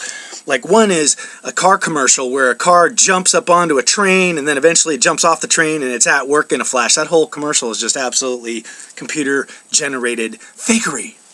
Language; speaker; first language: English; native; English